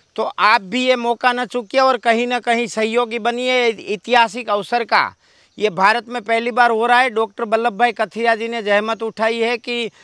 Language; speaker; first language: Hindi; non-native, local second language; Gujarati